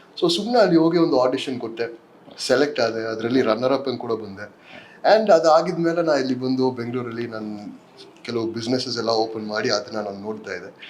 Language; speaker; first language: Kannada; non-native, local second language; English